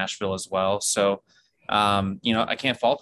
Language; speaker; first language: English; native; English